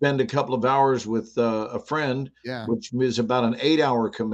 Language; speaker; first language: English; native; English